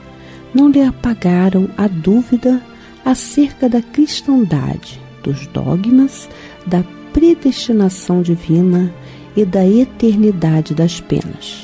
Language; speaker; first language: Portuguese; native; Portuguese